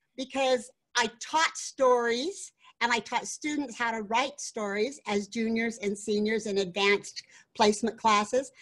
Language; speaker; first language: English; native; English